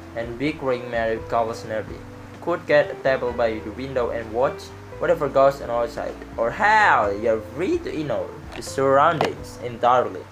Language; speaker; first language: English; non-native, learner; Indonesian